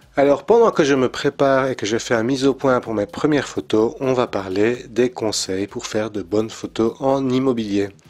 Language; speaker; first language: French; native; French